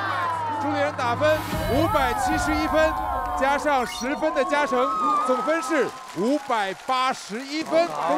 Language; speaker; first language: Chinese; native; Chinese